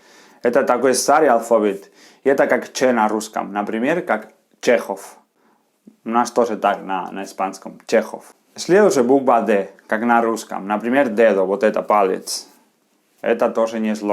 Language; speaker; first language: Russian; non-native, fluent; Spanish